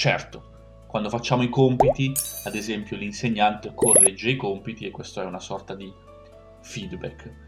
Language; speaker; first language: Italian; native; Italian